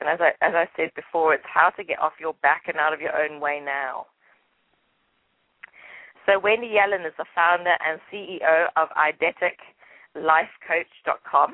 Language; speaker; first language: English; native; English